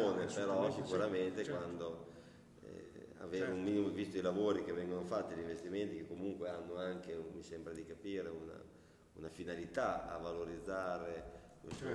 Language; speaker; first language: Italian; native; Italian